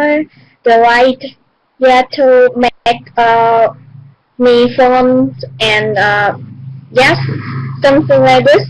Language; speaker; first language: English; non-native, learner; Vietnamese